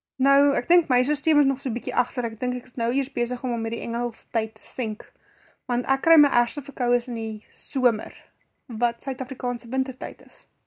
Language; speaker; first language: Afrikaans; native; Afrikaans